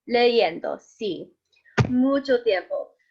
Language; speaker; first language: Spanish; non-native, learner; English